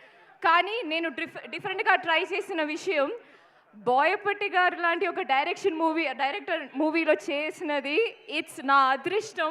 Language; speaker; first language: Telugu; non-native, fluent; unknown